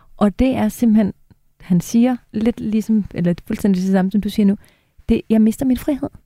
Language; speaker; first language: Danish; native; Danish